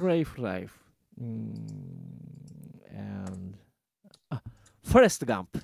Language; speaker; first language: English; non-native, learner; Japanese